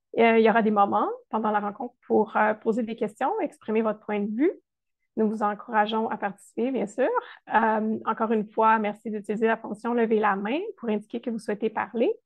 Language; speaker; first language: French; native; French